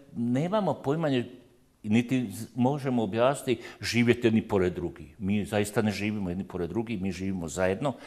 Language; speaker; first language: Bosnian; native; Bosnian